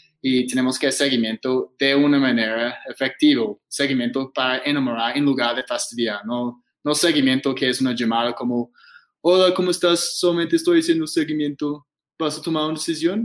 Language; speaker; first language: Spanish; non-native, fluent; English